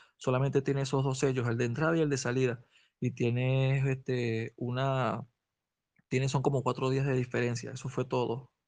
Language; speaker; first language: Spanish; native; Spanish